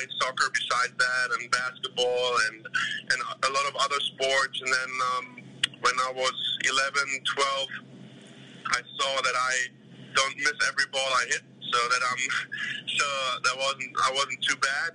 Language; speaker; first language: English; non-native, fluent; German